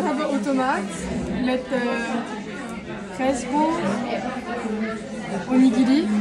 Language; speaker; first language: Dutch; non-native, learner; French